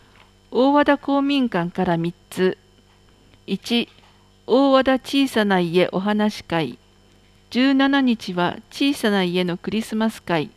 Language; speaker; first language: Japanese; native; Japanese